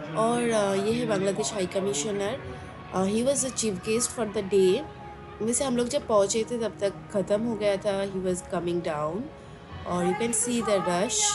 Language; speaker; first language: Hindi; non-native, local second language; Bangla